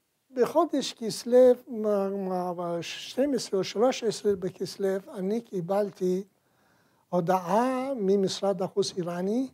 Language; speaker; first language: Hebrew; non-native, fluent; Persian